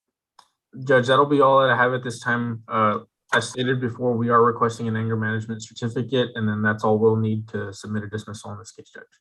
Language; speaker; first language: English; native; English